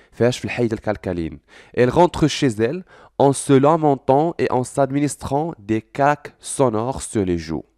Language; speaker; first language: French; non-native, local second language; Arabic